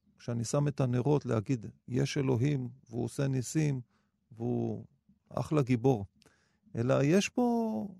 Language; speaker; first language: Hebrew; native; Hebrew